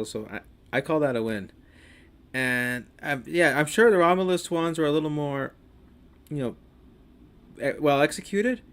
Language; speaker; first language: English; native; English